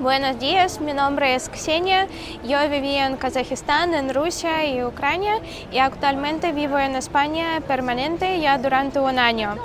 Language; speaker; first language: Spanish; non-native, fluent; Russian